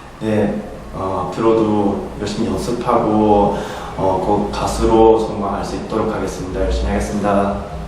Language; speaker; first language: Korean; non-native, fluent; Japanese